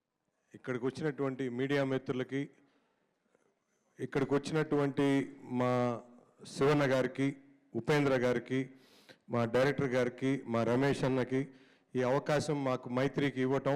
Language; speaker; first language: Telugu; native; Telugu